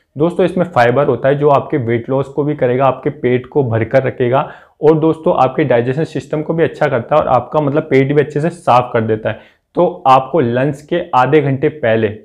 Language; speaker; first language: Hindi; native; Hindi